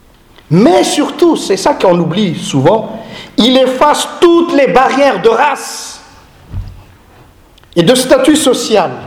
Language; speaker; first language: French; non-native, local second language; Malagasy